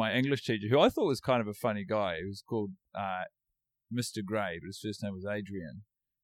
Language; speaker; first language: English; native; English